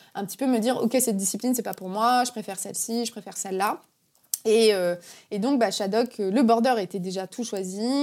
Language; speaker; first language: French; native; French